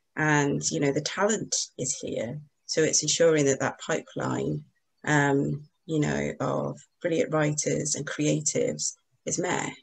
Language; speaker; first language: English; native; English